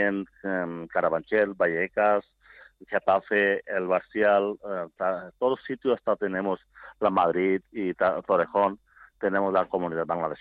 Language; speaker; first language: Spanish; non-native, learner; Bangla